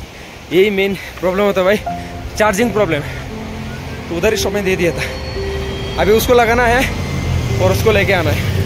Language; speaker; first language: Hindi; non-native, local second language; Bangla